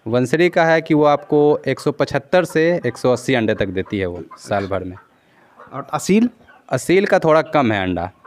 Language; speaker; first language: Hindi; native; Hindi